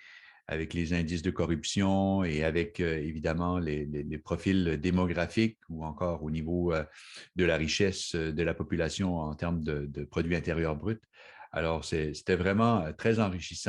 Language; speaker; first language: French; native; French